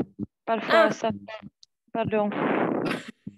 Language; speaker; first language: French; non-native, learner; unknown